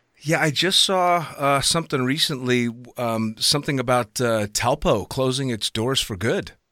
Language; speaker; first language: English; native; English